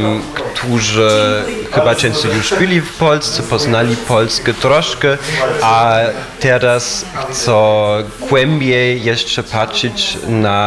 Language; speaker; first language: Polish; non-native, fluent; German